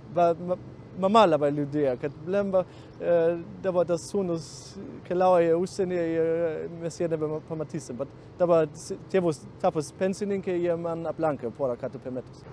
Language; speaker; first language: Lithuanian; non-native, learner; German